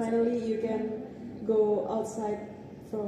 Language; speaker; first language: English; non-native, learner; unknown